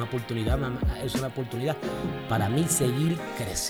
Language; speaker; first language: Spanish; early bilingual, heritage; Spanish